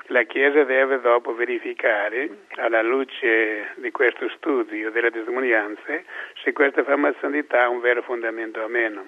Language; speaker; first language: Italian; non-native, fluent; Portuguese